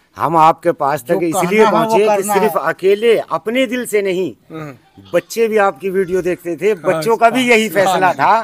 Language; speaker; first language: Hindi; native; Hindi